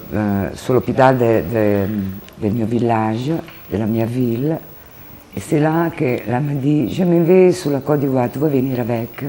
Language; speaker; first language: French; non-native, learner; Italian